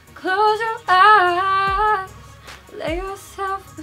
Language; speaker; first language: English; native; English